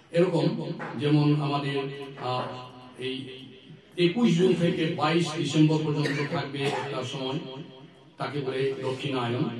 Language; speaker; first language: Bangla; non-native, learner; Assamese